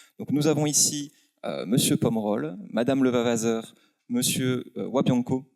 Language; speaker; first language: French; native; French